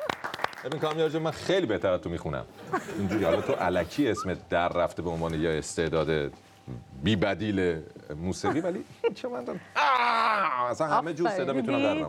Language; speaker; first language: Persian; native; Persian